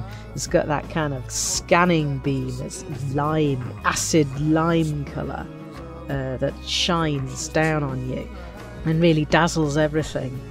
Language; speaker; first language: English; native; English